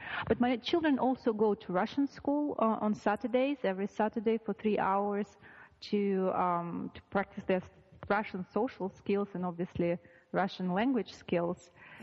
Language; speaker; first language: English; non-native, fluent; Russian